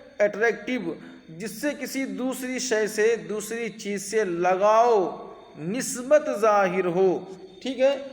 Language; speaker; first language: Urdu; native; Urdu